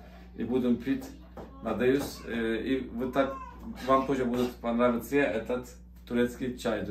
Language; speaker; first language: Russian; non-native, learner; Turkish